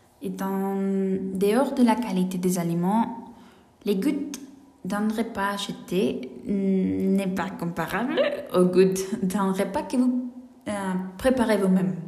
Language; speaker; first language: French; non-native, learner; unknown